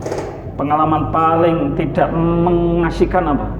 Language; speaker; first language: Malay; non-native, local second language; Javanese